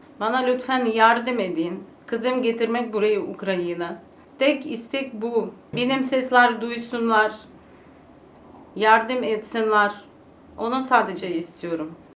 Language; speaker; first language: Turkish; non-native, learner; Ukrainian